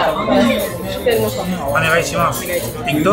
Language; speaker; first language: Japanese; non-native, learner; Spanish